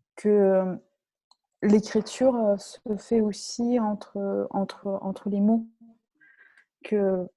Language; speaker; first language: French; non-native, fluent; Russian